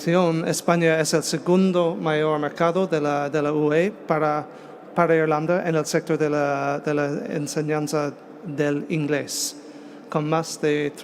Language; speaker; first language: Spanish; non-native, fluent; English